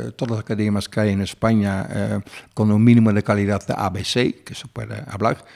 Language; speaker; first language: Spanish; non-native, fluent; Dutch